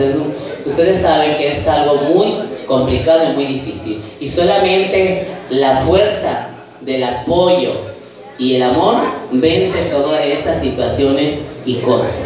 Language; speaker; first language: Spanish; native; Spanish